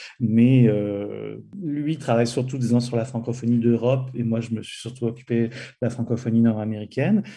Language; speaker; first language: French; native; French